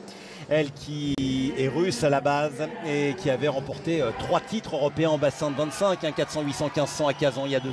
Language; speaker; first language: French; native; French